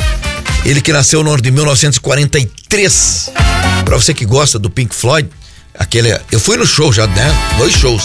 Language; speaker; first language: Portuguese; native; Portuguese